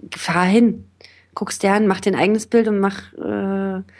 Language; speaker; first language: German; native; German